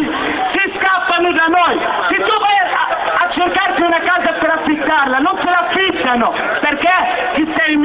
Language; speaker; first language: Italian; non-native, fluent; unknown